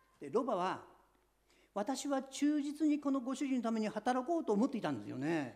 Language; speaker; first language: Japanese; native; Japanese